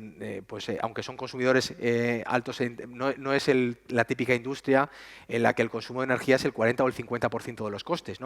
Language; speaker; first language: Spanish; native; Spanish